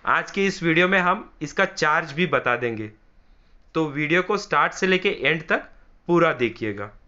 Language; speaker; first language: Hindi; non-native, local second language; Marathi